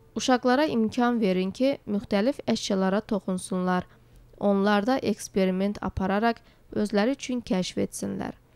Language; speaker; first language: Azerbaijani; non-native, local second language; Georgian